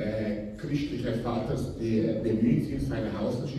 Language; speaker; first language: German; non-native, fluent; Portuguese